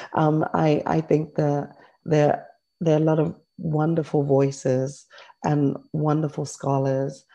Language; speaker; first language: English; native; English